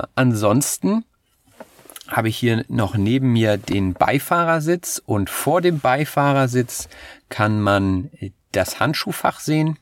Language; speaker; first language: German; native; German